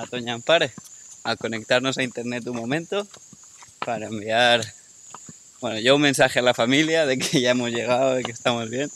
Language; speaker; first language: Spanish; native; Spanish